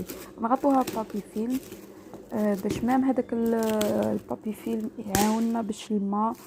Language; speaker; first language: Arabic; native; Arabic